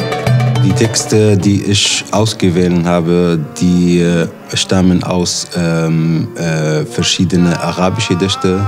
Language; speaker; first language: German; non-native, learner; Arabic